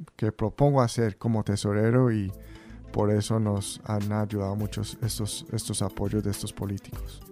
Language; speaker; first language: Spanish; early bilingual, heritage; Spanish